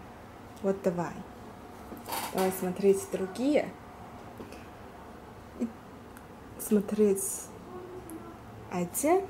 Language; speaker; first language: Russian; non-native, learner; Chinese